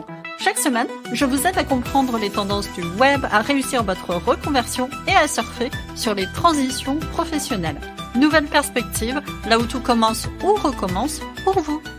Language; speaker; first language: French; native; French